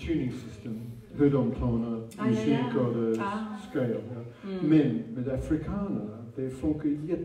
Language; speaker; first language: Swedish; non-native, fluent; English